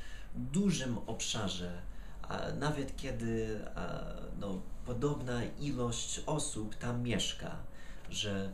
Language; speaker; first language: Polish; non-native, fluent; English